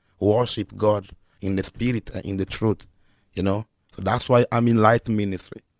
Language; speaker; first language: English; non-native, fluent; Lingala